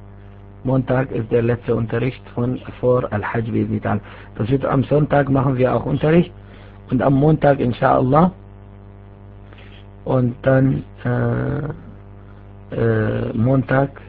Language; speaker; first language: German; non-native, fluent; Arabic